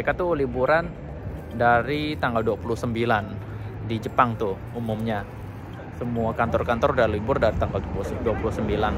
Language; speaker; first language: Indonesian; native; Indonesian